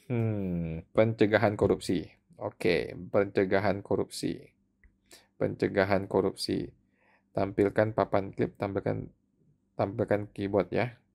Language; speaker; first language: Indonesian; native; Indonesian